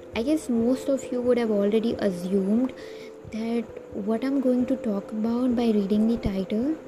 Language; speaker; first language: English; non-native, local second language; Hindi